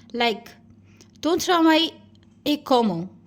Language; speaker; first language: French; non-native, fluent; Hindi